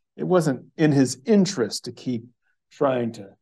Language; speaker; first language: English; native; English